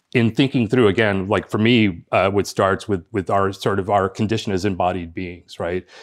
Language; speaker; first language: English; early bilingual, other home language; Spanish